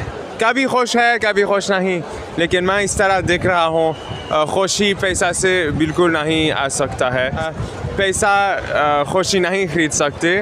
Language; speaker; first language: Hindi; non-native, learner; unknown